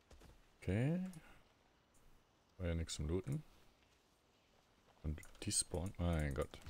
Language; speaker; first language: German; native; German